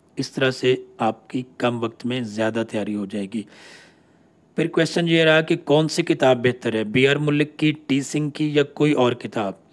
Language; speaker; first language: Urdu; non-native, local second language; Punjabi